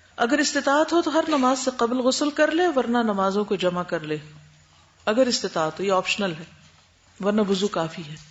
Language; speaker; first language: Urdu; native; Urdu